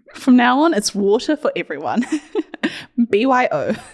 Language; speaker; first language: English; early bilingual, other home language; Hindi